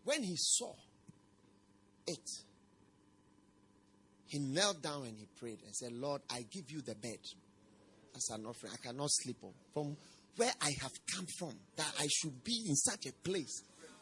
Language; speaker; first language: English; non-native, local second language; Akan